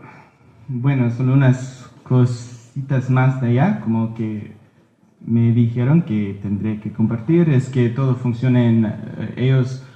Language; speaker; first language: Spanish; early bilingual, heritage; Spanish